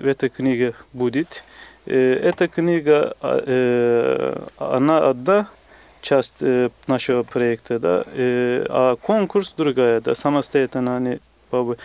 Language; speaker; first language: Russian; non-native, fluent; Turkish